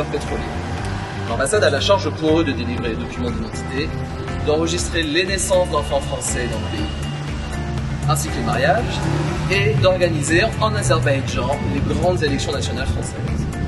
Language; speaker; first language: French; native; French